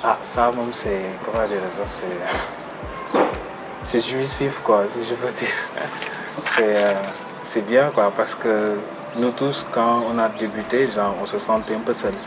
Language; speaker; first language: French; non-native, local second language; Wolof